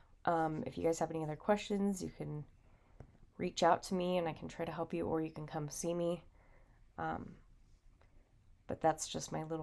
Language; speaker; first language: English; native; English